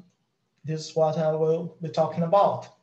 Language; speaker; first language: English; non-native, fluent; Portuguese